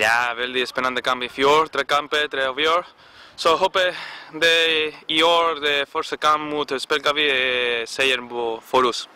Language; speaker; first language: Norwegian; non-native, learner; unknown